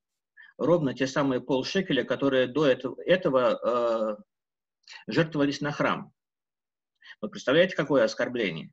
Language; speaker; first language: Russian; native; Russian